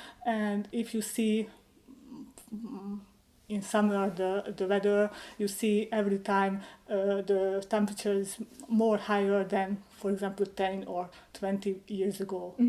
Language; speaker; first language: English; non-native, learner; Hungarian